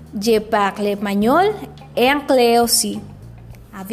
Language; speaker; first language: French; non-native, learner; Spanish